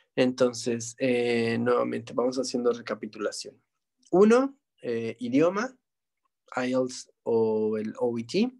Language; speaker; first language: Spanish; native; Spanish